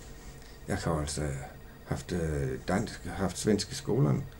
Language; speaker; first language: Swedish; non-native, learner; Danish